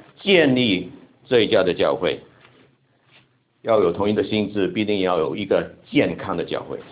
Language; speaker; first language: Chinese; non-native, local second language; Cantonese